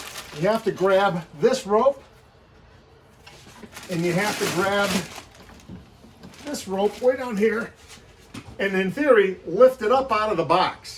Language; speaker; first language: English; native; English